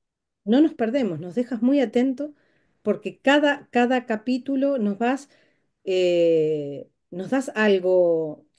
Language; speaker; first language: Spanish; native; Spanish